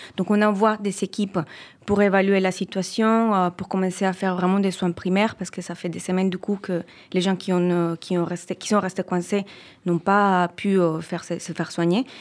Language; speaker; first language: French; non-native, fluent; Spanish